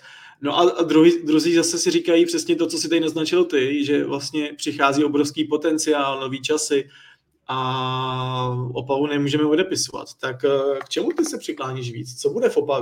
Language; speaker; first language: Czech; native; Czech